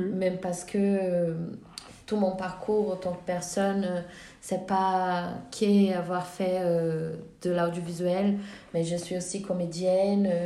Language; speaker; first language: French; non-native, fluent; Portuguese